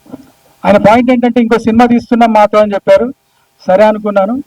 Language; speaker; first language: Telugu; native; Telugu